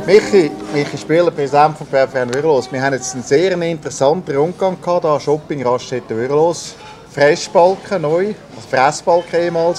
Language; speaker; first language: German; native; German